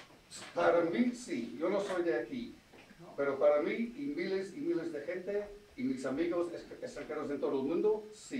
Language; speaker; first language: Spanish; non-native, fluent; English